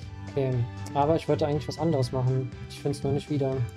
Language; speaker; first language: German; native; German